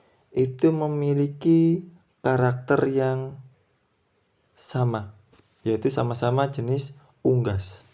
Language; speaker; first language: Indonesian; native; Indonesian